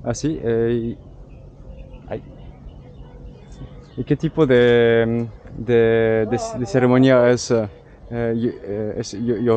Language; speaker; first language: Spanish; non-native, learner; French